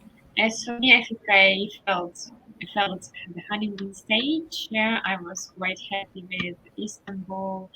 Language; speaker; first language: English; non-native, fluent; Russian